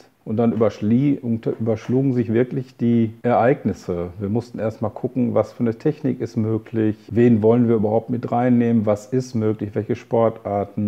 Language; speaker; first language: German; native; German